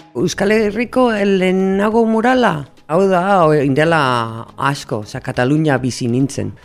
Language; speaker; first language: Basque; non-native, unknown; English